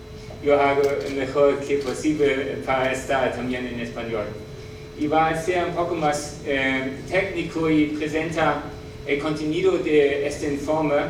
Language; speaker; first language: Spanish; non-native, learner; German